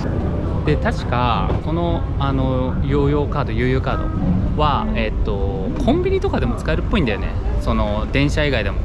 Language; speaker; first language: Japanese; native; Japanese